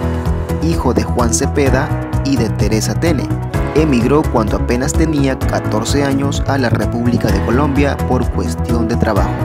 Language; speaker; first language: Spanish; native; Spanish